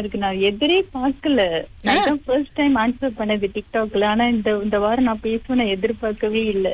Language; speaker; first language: Tamil; early bilingual, heritage; Tamil